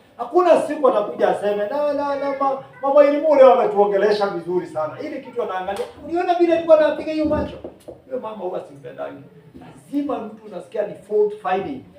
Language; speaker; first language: Swahili; non-native, local second language; Kikuyu